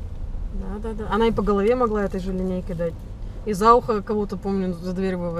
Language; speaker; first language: Russian; native; Russian